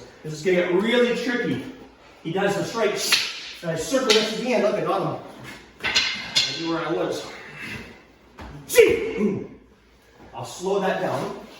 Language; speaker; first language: English; native; English